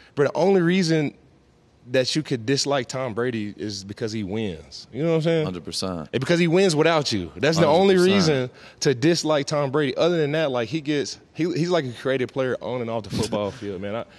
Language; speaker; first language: English; native; English